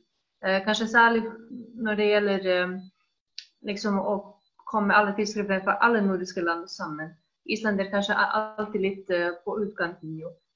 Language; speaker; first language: Swedish; non-native, fluent; Icelandic